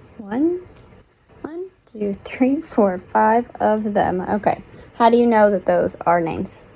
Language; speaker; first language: English; native; English